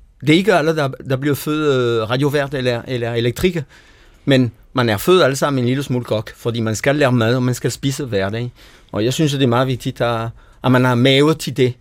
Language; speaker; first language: Danish; non-native, fluent; French